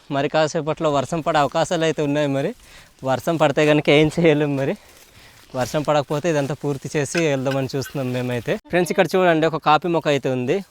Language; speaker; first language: Telugu; non-native, local second language; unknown